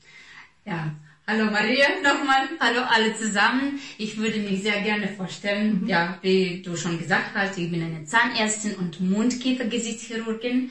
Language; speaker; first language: German; non-native, fluent; Russian